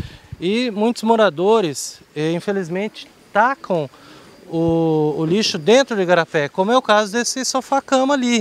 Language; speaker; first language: Portuguese; native; Portuguese